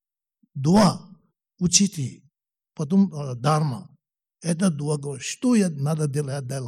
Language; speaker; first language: Russian; non-native, learner; Tibetan